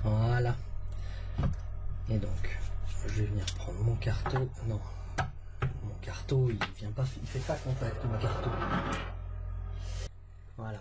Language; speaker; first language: French; native; French